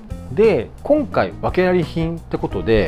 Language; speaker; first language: Japanese; native; Japanese